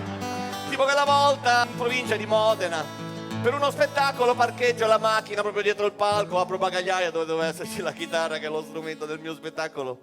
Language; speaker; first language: Italian; native; Italian